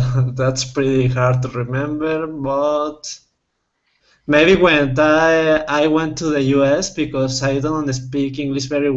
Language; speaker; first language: English; non-native, fluent; Spanish